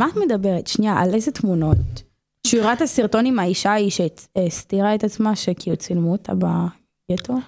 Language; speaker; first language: Hebrew; native; Hebrew